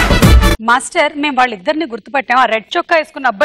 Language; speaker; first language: Telugu; native; Telugu